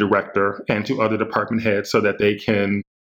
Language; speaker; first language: English; native; English